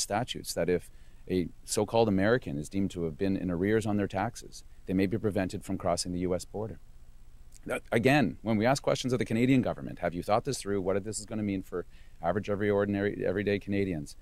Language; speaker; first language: English; native; English